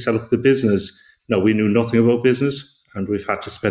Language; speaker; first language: English; native; English